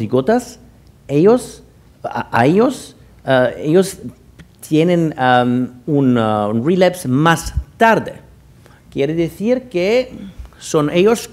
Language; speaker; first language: Spanish; non-native, fluent; German